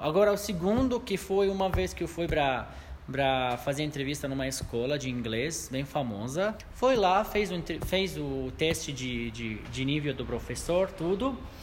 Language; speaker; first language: Portuguese; non-native, fluent; Arabic